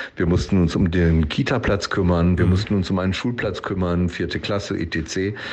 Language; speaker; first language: German; native; German